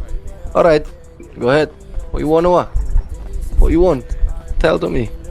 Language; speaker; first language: English; non-native, learner; Indonesian